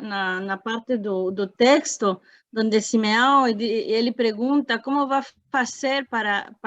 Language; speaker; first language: Portuguese; non-native, fluent; Spanish